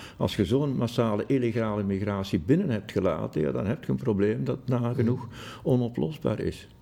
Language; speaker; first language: Dutch; native; Dutch